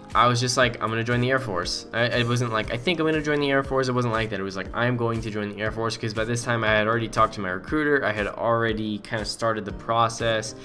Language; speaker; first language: English; native; English